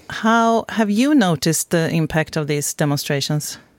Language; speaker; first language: English; non-native, fluent; Swedish